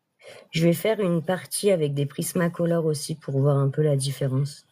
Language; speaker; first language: French; native; French